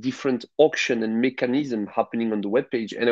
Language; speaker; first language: English; non-native, fluent; French